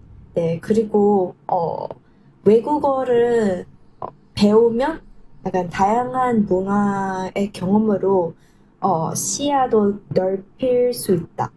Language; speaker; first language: Korean; non-native, learner; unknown